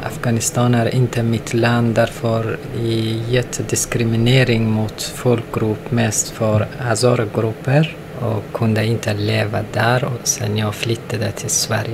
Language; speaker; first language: Swedish; non-native, learner; Persian